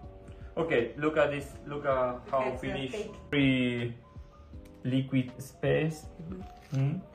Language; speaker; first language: English; non-native, learner; Spanish